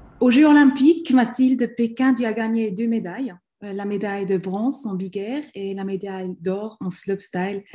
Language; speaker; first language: French; non-native, local second language; German